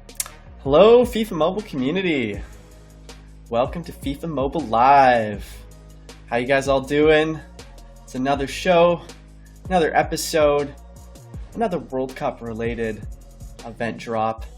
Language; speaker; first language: English; native; English